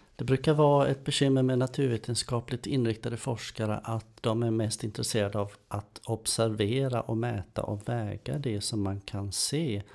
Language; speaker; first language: Swedish; native; Swedish